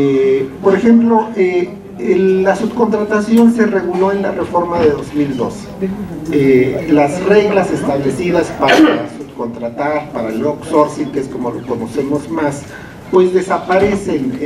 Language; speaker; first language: Spanish; native; Spanish